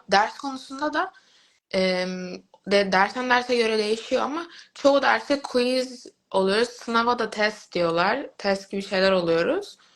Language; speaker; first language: Turkish; native; Turkish